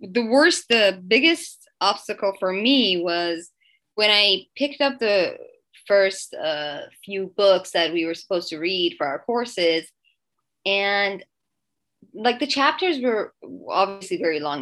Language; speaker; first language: English; non-native, fluent; Persian